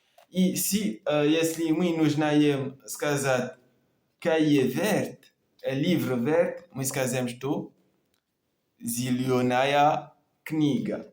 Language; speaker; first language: Russian; non-native, learner; French